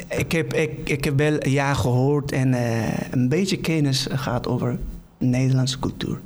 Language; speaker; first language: Dutch; non-native, fluent; Persian